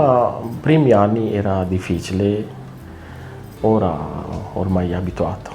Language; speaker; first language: Italian; non-native, learner; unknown